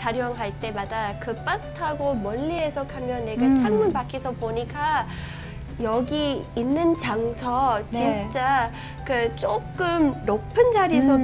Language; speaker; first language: Korean; non-native, fluent; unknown